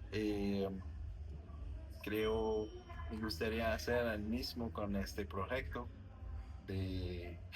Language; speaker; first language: Spanish; non-native, learner; French